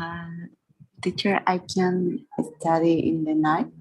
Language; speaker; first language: English; non-native, learner; Spanish